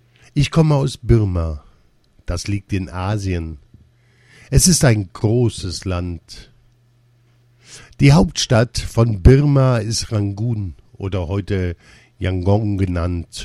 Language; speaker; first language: German; non-native, learner; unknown